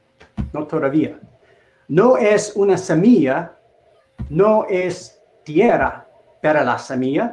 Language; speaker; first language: Spanish; non-native, learner; English